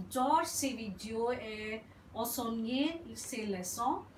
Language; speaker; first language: French; non-native, fluent; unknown